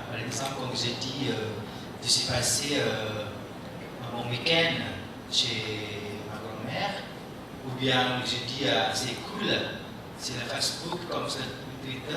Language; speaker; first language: French; non-native, learner; Indonesian